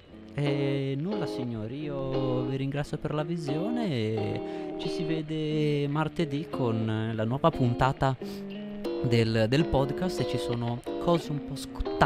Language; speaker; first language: Italian; native; Italian